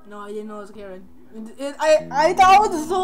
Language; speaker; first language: English; native; English